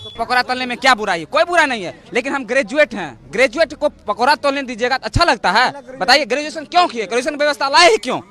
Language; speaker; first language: Hindi; native; Hindi